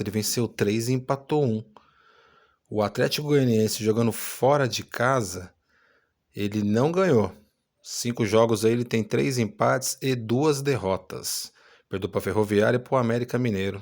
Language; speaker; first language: Portuguese; native; Portuguese